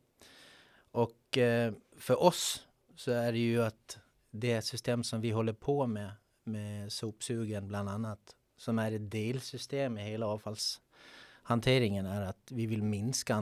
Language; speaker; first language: Swedish; native; Swedish